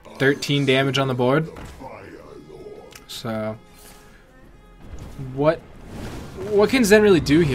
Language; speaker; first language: English; native; English